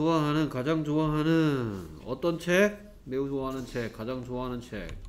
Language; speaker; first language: Korean; native; Korean